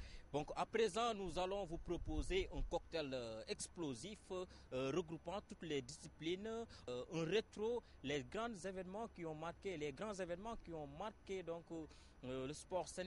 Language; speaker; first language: French; non-native, local second language; Wolof